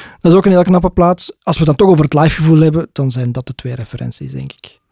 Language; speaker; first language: Dutch; native; Dutch